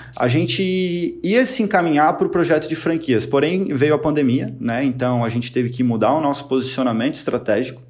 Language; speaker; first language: Portuguese; native; Portuguese